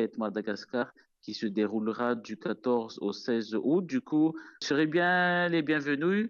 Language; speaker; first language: French; non-native, local second language; Malagasy